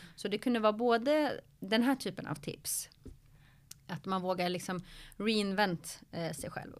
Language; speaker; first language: Swedish; early bilingual, other home language; Arabic